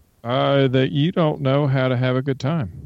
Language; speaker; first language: English; native; English